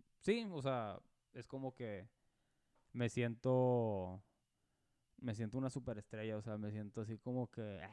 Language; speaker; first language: Spanish; native; Spanish